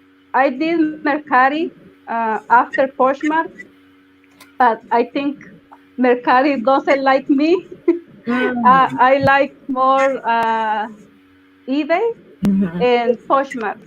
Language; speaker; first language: English; non-native, learner; Spanish